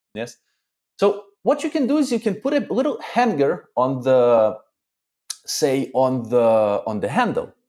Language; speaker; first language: English; early bilingual, other home language; Russian